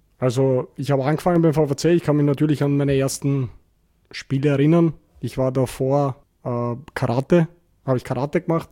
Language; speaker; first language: German; native; German